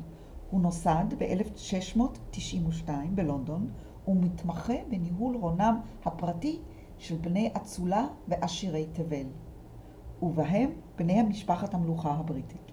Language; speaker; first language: Hebrew; native; Hebrew